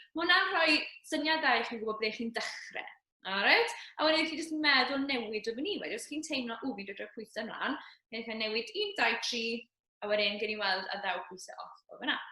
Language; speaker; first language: Welsh; native; Welsh